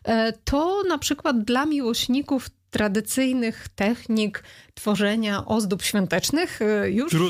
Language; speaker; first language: Polish; non-native, fluent; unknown